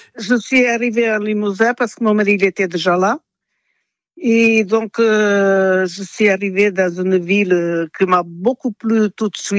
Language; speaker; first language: French; non-native, fluent; Portuguese